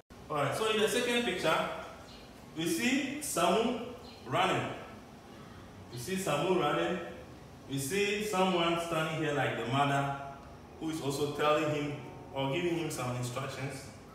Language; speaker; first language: English; non-native, local second language; Akan